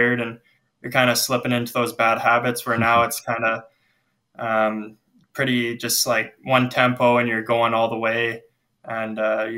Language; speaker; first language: English; native; English